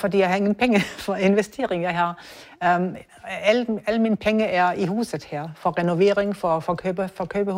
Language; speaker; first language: Danish; non-native, learner; German